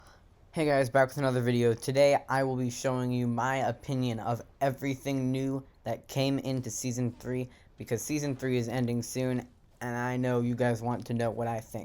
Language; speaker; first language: English; native; English